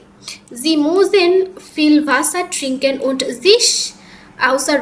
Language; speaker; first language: German; non-native, learner; Bangla